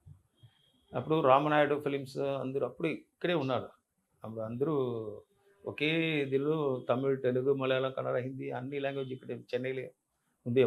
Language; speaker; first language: Telugu; non-native, learner; Tamil